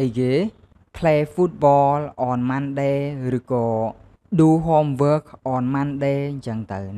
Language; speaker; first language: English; non-native, learner; Khmer